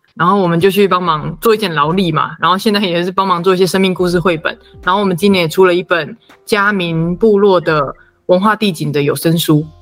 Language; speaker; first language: Chinese; native; Chinese